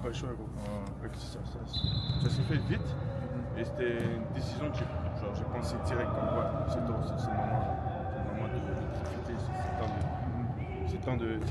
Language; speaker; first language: French; native; French